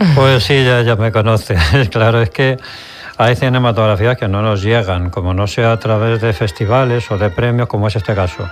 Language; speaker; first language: Spanish; native; Spanish